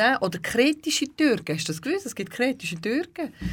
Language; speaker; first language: German; early bilingual, other home language; Turkish